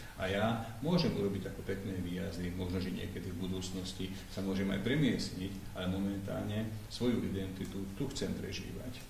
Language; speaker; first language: Slovak; non-native, local second language; Hungarian